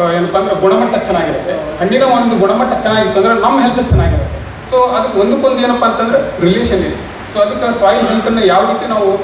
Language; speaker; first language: Kannada; native; Kannada